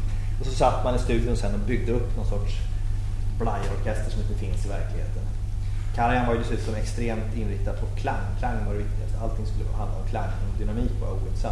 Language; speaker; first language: Swedish; native; Swedish